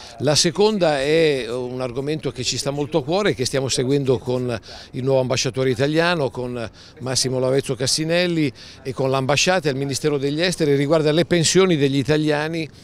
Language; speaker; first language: Italian; native; Italian